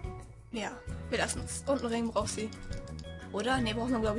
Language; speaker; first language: German; native; German